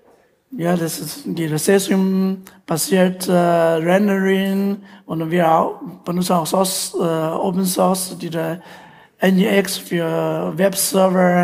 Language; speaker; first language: German; non-native, learner; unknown